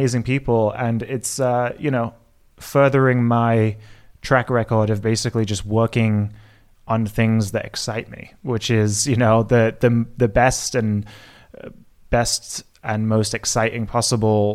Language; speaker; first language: English; native; English